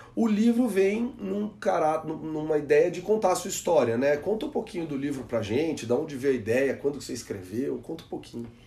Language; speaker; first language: Portuguese; native; Portuguese